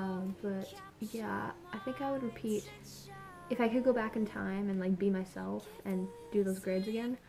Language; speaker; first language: English; native; English